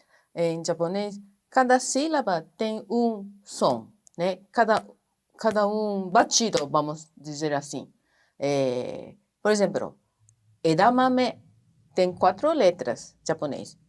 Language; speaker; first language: Portuguese; non-native, fluent; Japanese